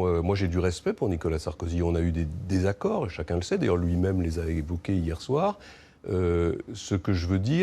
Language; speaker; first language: French; native; French